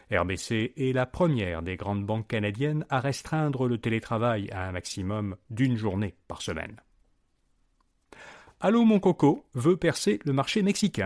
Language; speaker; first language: French; native; French